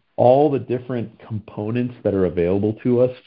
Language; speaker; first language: English; native; English